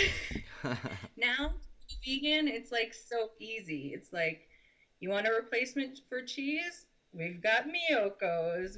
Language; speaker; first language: English; native; English